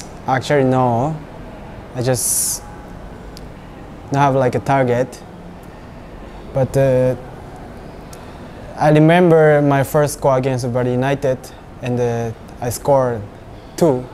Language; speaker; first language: English; non-native, learner; Japanese